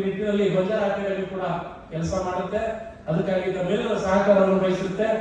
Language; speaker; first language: Kannada; non-native, local second language; Lambadi